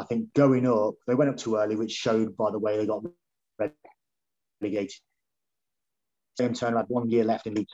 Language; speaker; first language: English; native; English